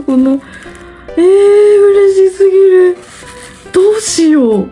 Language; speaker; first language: Japanese; native; Japanese